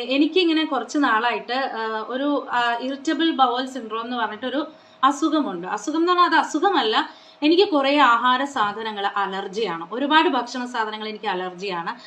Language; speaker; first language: Malayalam; non-native, local second language; Konkani